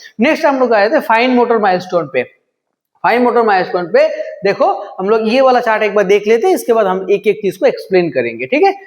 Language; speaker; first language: Hindi; non-native, local second language; Bangla